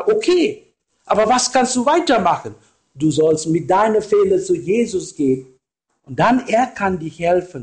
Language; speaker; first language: German; non-native, fluent; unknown